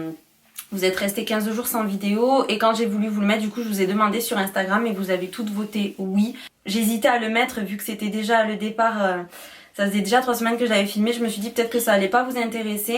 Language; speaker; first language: French; native; French